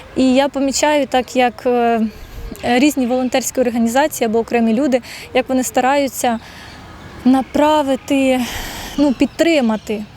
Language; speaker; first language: Ukrainian; native; Ukrainian